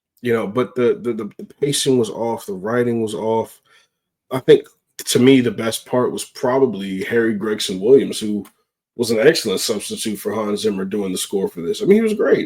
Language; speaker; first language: English; native; English